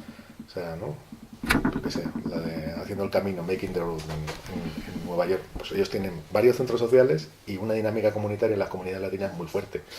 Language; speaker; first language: Spanish; native; Spanish